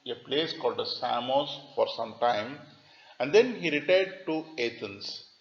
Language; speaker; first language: English; non-native, local second language; Tamil